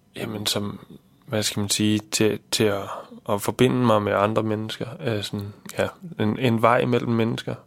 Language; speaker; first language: Danish; native; Danish